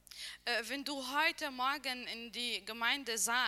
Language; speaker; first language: German; non-native, learner; Arabic